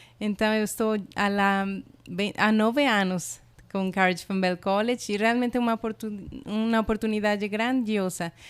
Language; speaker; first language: Portuguese; non-native, fluent; Spanish